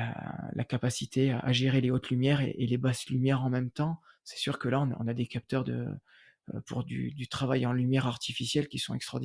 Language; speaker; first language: French; native; French